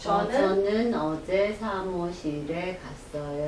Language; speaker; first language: Korean; non-native, learner; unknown